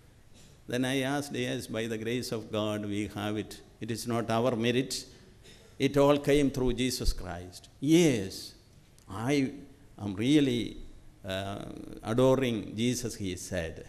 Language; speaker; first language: English; non-native, local second language; Malayalam